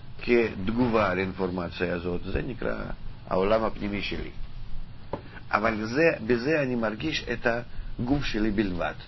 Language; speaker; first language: Hebrew; non-native, fluent; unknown